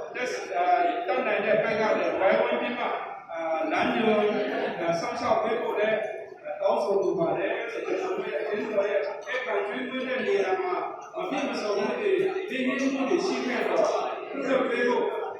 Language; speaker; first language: Burmese; non-native, local second language; Kachin